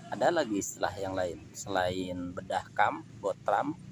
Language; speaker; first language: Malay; non-native, local second language; Sundanese